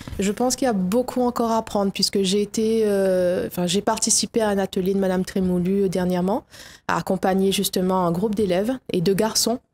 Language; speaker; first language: French; native; French